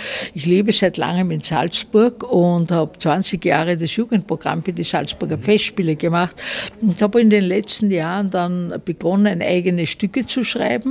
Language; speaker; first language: German; native; German